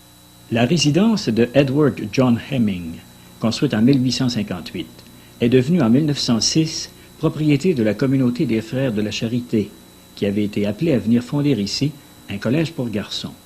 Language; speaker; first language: French; native; French